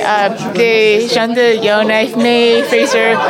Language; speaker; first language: French; non-native, learner; English